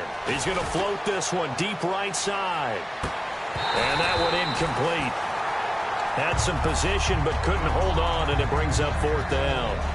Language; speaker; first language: English; native; English